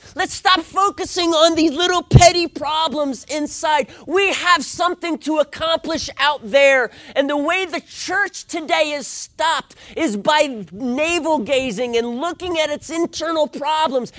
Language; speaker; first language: English; native; English